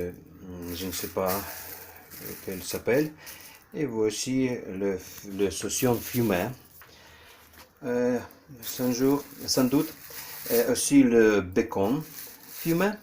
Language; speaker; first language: French; non-native, learner; Ukrainian